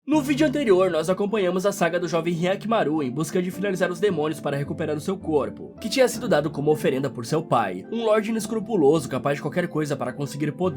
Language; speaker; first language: Portuguese; native; Portuguese